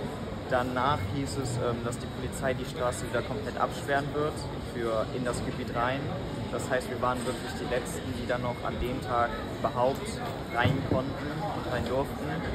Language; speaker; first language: German; native; German